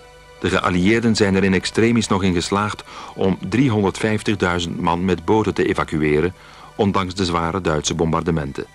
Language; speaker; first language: Dutch; native; Dutch